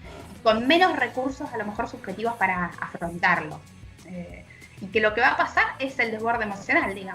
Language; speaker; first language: Spanish; native; Spanish